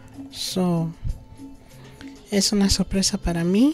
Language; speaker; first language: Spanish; early bilingual, heritage; Spanish